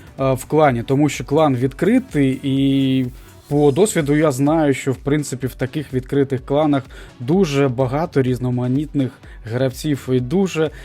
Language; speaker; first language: Ukrainian; non-native, local second language; Russian